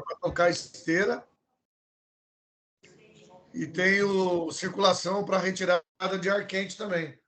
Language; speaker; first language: Portuguese; native; Portuguese